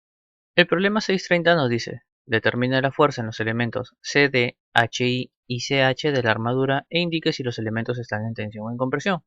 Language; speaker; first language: Spanish; native; Spanish